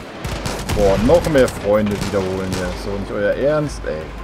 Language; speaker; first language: German; native; German